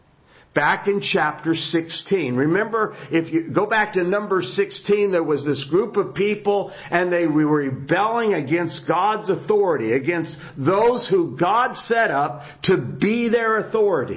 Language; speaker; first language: English; native; English